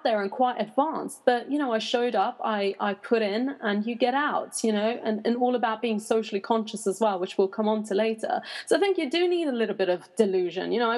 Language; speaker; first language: English; non-native, fluent; Persian